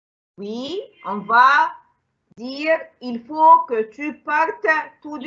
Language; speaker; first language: French; non-native, fluent; Arabic